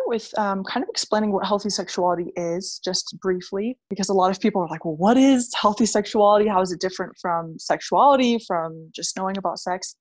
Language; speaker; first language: English; native; English